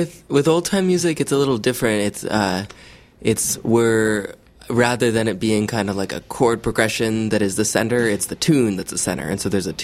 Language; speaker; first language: English; native; English